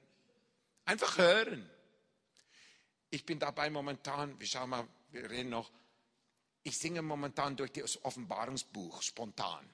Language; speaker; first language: German; non-native, fluent; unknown